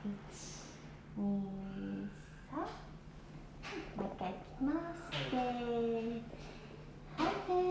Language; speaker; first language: Japanese; native; Japanese